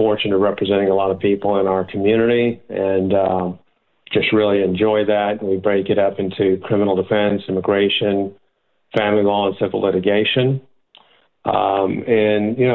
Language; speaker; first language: English; native; English